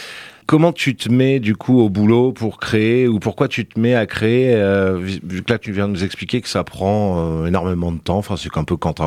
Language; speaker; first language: French; native; French